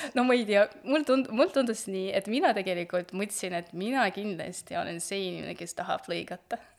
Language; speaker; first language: Estonian; non-native, local second language; Russian